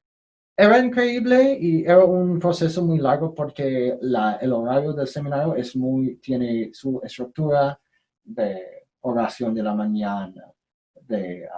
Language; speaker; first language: Spanish; non-native, learner; English